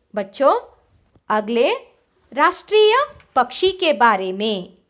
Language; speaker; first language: Hindi; non-native, local second language; Kannada